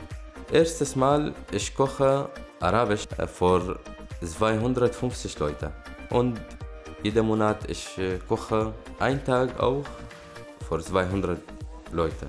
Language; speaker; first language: German; non-native, learner; Arabic